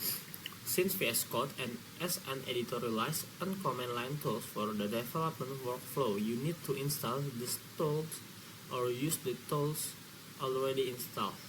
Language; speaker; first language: English; non-native, learner; Indonesian